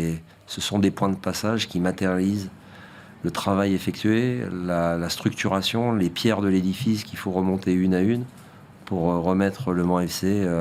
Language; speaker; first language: French; native; French